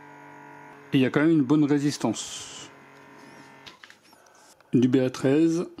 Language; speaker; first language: French; native; French